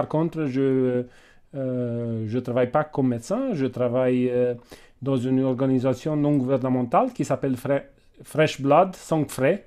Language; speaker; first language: French; non-native, fluent; Romanian